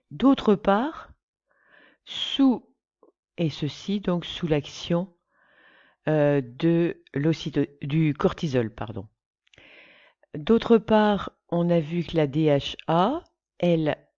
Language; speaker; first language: French; native; French